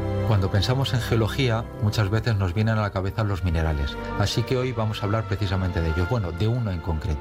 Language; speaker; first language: Spanish; native; Spanish